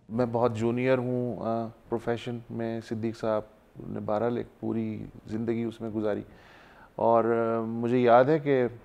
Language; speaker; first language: Urdu; native; Urdu